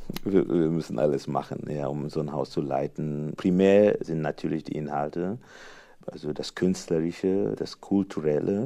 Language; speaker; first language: German; non-native, fluent; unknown